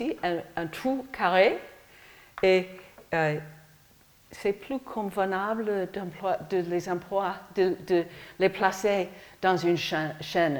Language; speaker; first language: French; non-native, learner; English